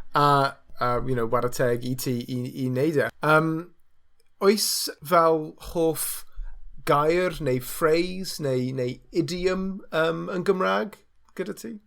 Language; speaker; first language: Welsh; non-native, learner; English